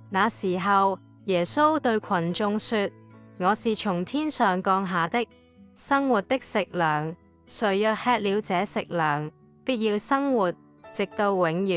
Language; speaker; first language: Chinese; native; Chinese